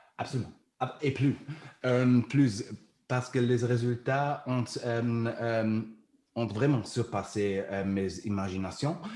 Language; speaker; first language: French; non-native, learner; German